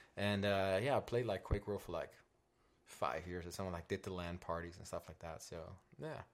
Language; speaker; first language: English; non-native, fluent; Dutch